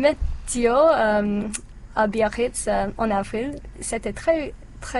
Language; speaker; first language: French; non-native, learner; English